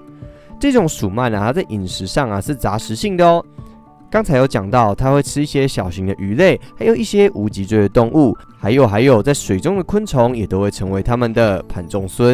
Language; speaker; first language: Chinese; native; Chinese